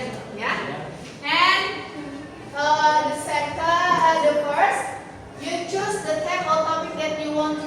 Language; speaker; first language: English; non-native, learner; Indonesian